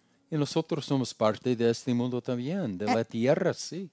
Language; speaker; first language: Spanish; non-native, learner; English